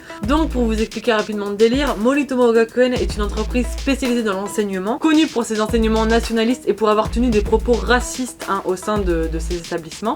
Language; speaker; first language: French; native; French